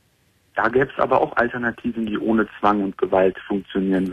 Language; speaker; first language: German; native; German